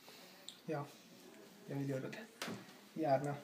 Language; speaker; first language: Swedish; non-native, learner; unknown